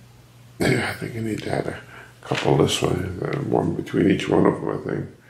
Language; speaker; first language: English; native; English